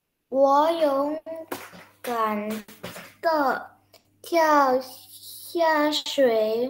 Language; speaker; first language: Chinese; non-native, learner; Indonesian